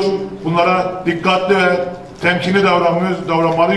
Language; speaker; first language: Turkish; native; Turkish